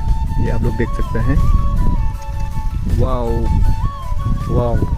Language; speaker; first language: Hindi; non-native, local second language; Karbi